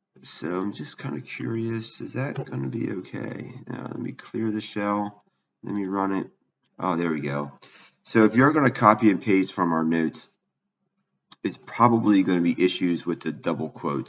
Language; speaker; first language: English; native; English